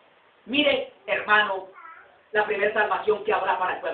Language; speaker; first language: Spanish; native; Spanish